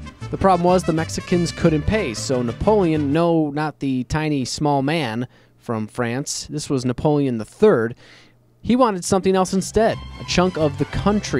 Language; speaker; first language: English; native; English